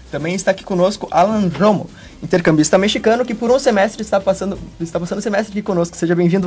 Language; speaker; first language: Portuguese; native; Portuguese